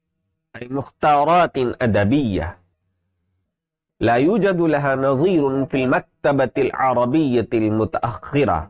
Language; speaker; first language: Arabic; non-native, fluent; Urdu